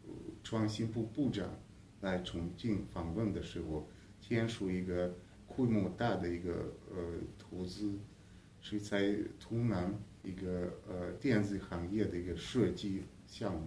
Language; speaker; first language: Chinese; non-native, fluent; Hungarian